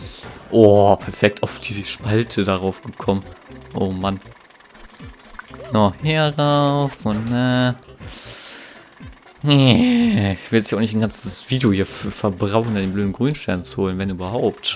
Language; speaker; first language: German; native; German